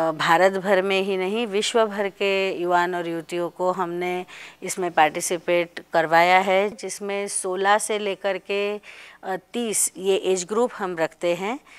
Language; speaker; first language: Hindi; non-native, local second language; Marathi